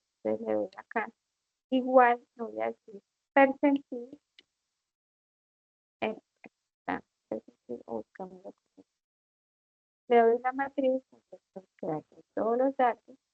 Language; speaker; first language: Spanish; native; Spanish